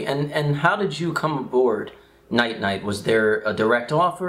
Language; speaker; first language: English; native; English